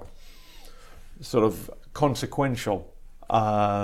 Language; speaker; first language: English; native; English